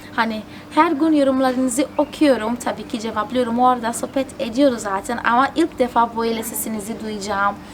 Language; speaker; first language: Turkish; non-native, fluent; Portuguese